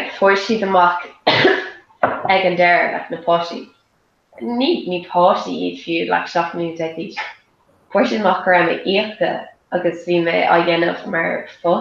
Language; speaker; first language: Irish; non-native, local second language; English